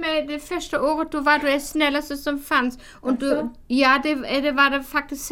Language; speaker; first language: Swedish; non-native, fluent; German